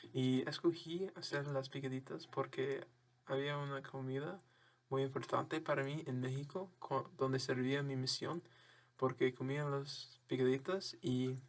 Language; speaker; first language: Spanish; non-native, learner; English